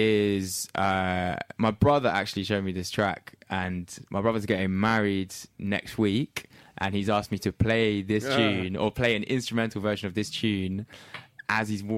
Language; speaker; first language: English; native; English